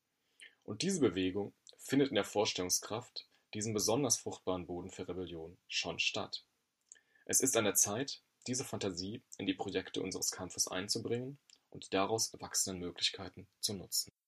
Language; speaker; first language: German; native; German